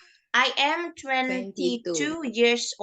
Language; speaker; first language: English; non-native, learner; Indonesian